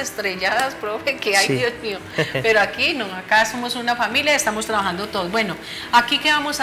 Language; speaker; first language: Spanish; native; Spanish